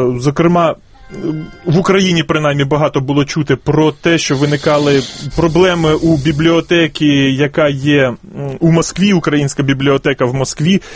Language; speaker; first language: Ukrainian; native; Ukrainian